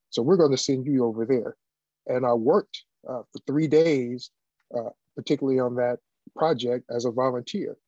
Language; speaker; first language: English; native; English